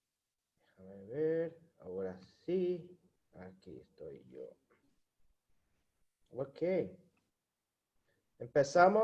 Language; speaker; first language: Spanish; non-native, fluent; Portuguese